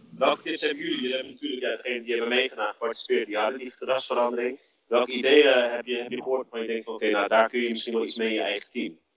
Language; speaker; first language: Dutch; early bilingual, other home language; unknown